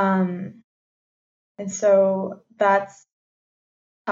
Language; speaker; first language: English; non-native, local second language; Cantonese